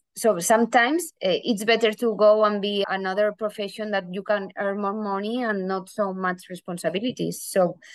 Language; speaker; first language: English; non-native, fluent; Spanish